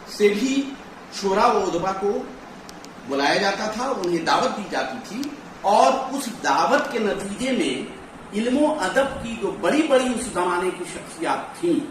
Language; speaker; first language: Urdu; native; Urdu